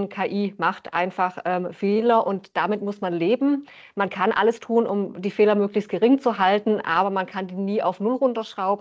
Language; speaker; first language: German; native; German